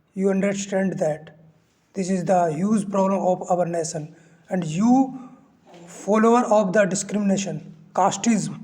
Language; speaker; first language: English; non-native, local second language; Hindi